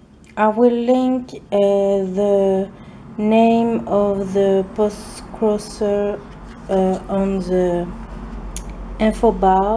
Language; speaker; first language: English; non-native, learner; French